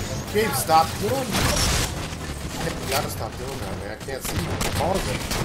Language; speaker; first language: English; native; English